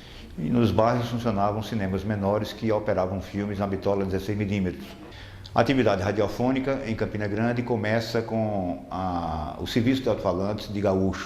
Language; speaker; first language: Portuguese; native; Portuguese